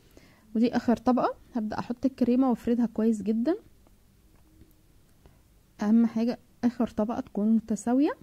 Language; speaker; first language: Arabic; native; Arabic